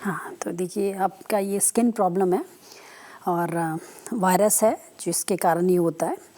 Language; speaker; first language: Hindi; native; Hindi